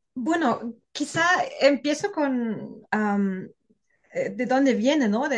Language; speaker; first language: Spanish; non-native, fluent; German